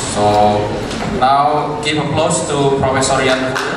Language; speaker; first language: English; non-native, fluent; Indonesian